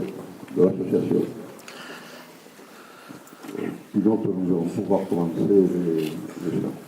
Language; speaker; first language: French; native; French